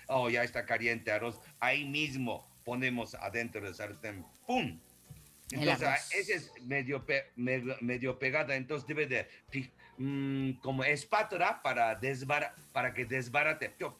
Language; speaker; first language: Spanish; non-native, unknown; Japanese